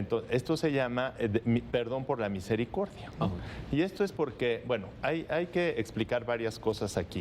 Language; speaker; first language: Spanish; native; Spanish